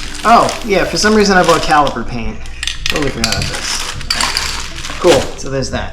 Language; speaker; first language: English; native; English